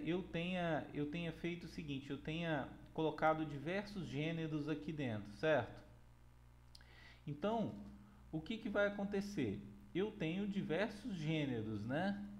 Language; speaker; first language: Portuguese; native; Portuguese